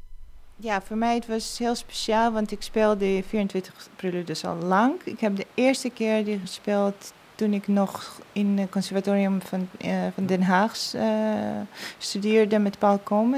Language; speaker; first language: Dutch; non-native, fluent; Georgian